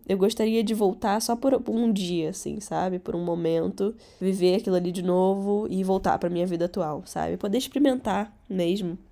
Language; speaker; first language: Portuguese; early bilingual, other home language; Catalan